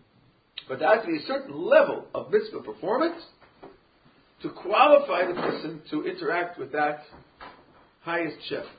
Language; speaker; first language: English; native; English